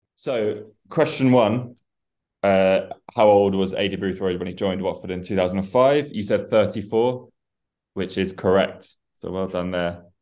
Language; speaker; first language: English; early bilingual, other home language; Persian